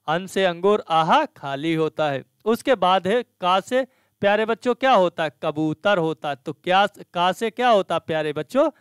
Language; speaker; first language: Hindi; native; Hindi